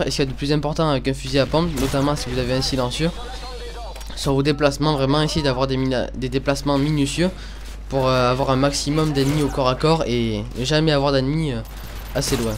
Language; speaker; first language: French; native; French